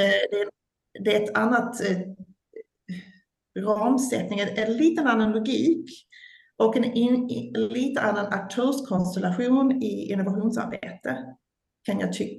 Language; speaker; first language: Swedish; non-native, fluent; English